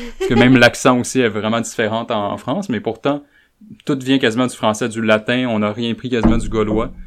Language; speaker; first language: French; native; French